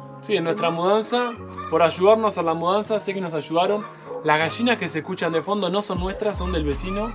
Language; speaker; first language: Spanish; native; Spanish